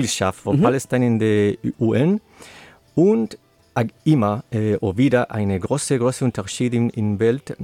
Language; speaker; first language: German; non-native, learner; Spanish